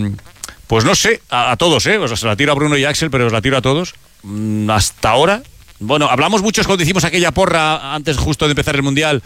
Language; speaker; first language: Spanish; native; Spanish